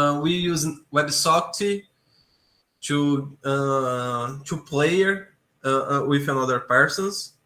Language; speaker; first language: English; non-native, learner; Portuguese